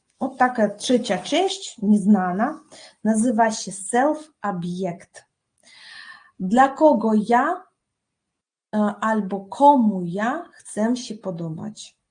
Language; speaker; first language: Polish; non-native, fluent; Russian